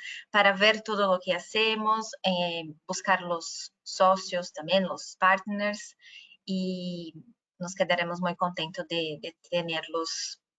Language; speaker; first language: Spanish; non-native, fluent; Portuguese